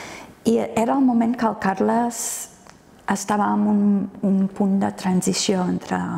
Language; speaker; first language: Catalan; non-native, fluent; English